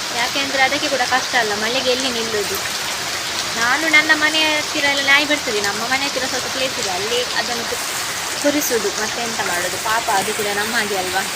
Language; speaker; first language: Kannada; non-native, local second language; Tulu